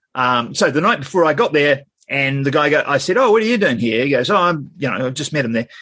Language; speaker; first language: English; native; English